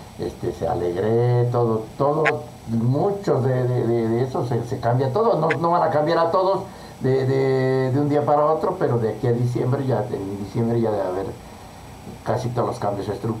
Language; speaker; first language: Spanish; native; Spanish